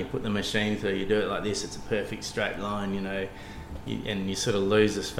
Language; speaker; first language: English; native; English